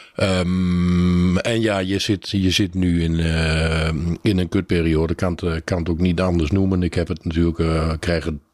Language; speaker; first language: Dutch; native; Dutch